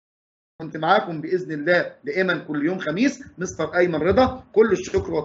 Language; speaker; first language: Arabic; native; Arabic